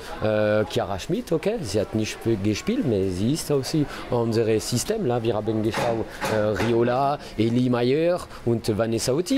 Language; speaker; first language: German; non-native, learner; French